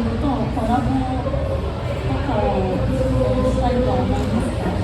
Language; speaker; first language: Japanese; non-native, fluent; Portuguese